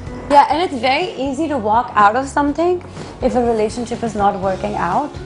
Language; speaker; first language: English; non-native, local second language; Hindi